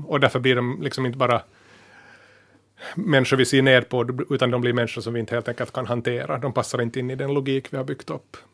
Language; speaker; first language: Swedish; native; Swedish